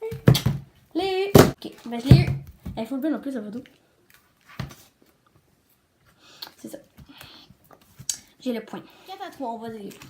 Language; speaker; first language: French; native; French